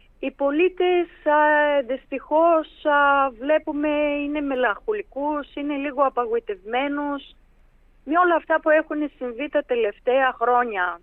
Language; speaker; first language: Greek; non-native, fluent; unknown